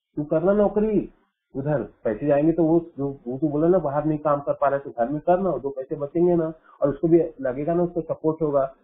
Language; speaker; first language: Hindi; native; Hindi